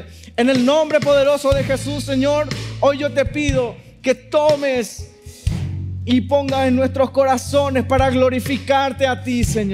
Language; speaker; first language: Spanish; native; Spanish